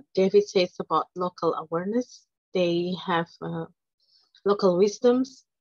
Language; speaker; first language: English; non-native, fluent; Indonesian